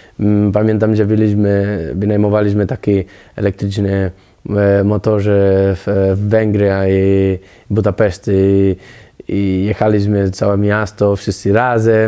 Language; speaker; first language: Polish; non-native, learner; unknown